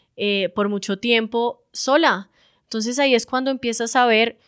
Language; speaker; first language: Spanish; native; Spanish